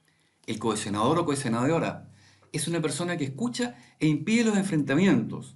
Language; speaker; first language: Spanish; native; Spanish